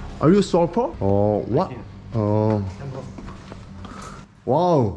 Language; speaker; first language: English; non-native, learner; Korean